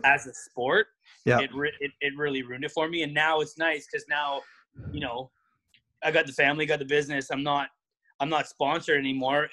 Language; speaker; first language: English; native; English